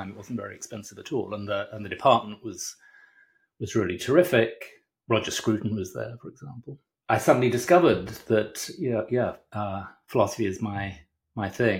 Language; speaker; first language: English; native; English